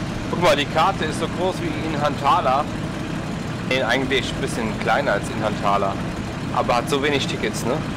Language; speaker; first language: German; native; German